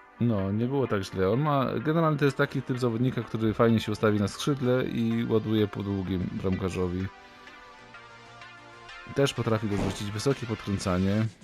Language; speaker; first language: Polish; native; Polish